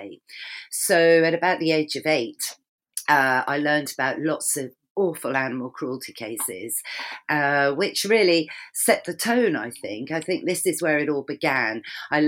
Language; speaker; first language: English; native; English